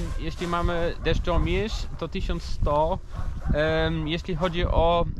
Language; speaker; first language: Polish; non-native, learner; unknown